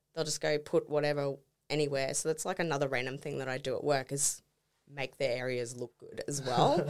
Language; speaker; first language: English; native; English